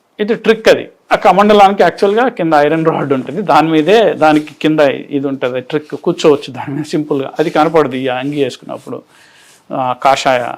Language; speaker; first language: Telugu; native; Telugu